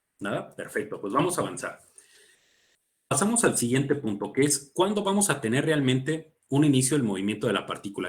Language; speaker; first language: Spanish; native; Spanish